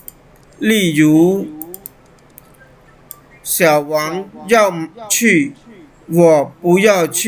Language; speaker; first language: Chinese; non-native, fluent; Khmer